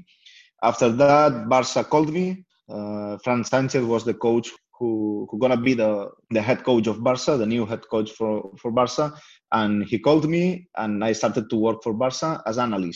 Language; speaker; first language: English; non-native, fluent; Spanish